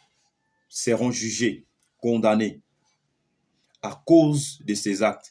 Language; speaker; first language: French; non-native, local second language; Lingala